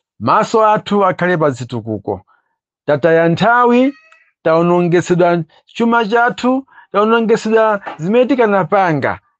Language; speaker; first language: Nyanja; native; Nyanja